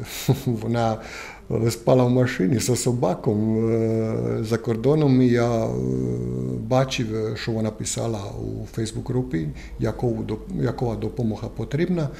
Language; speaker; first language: Ukrainian; non-native, learner; Croatian